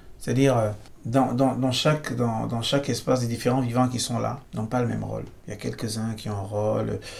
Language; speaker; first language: French; non-native, local second language; Basaa